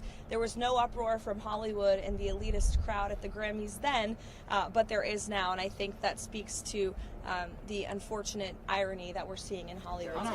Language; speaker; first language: English; native; English